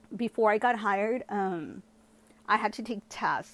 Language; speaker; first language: English; early bilingual, other home language; Spanish